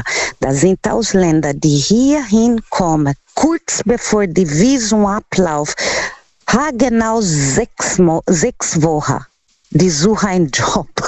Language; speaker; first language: German; non-native, learner; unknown